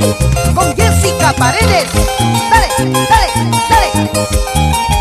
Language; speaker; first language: Spanish; native; Spanish